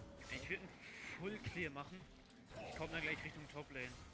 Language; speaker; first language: German; native; German